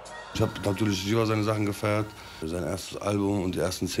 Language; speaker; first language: German; early bilingual, other home language; Kurdish